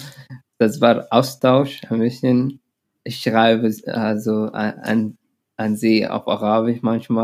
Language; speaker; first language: German; non-native, learner; Arabic